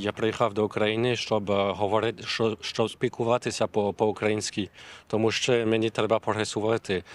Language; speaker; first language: Ukrainian; non-native, learner; French